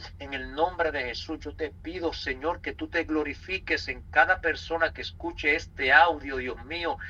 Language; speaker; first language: Spanish; native; Spanish